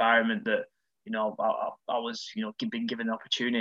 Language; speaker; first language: English; native; English